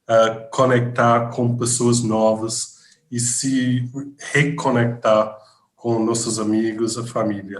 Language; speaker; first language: Portuguese; non-native, fluent; English